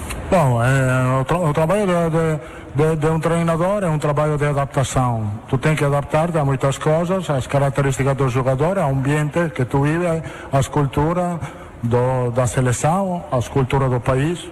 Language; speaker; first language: Portuguese; non-native, learner; Italian